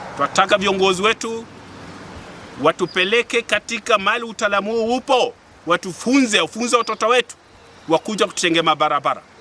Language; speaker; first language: Swahili; non-native, local second language; Luyia